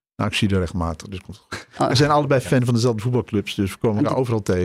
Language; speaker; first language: Dutch; native; Dutch